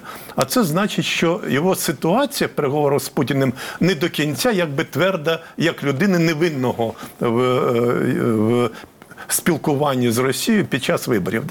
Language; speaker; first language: Ukrainian; native; Ukrainian